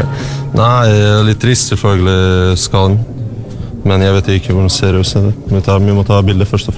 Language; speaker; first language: Norwegian; non-native, learner; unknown